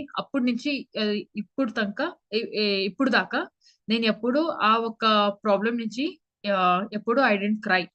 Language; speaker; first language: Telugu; early bilingual, heritage; Telugu